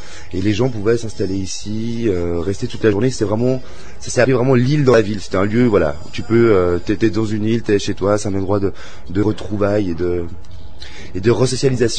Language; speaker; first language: French; native; French